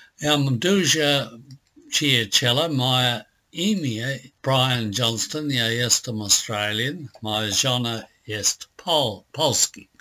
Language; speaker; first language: Polish; non-native, learner; English